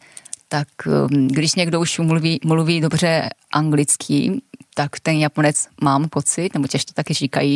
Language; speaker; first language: Czech; non-native, fluent; Japanese